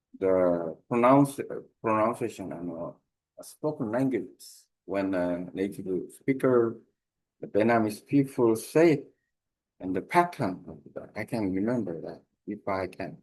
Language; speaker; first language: English; non-native, learner; Korean